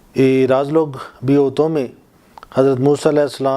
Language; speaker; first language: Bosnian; non-native, fluent; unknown